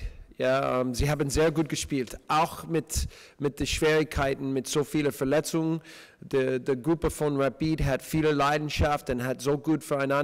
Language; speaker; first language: German; non-native, fluent; English